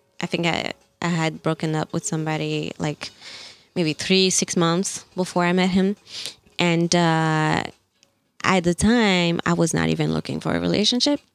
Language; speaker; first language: English; non-native, fluent; French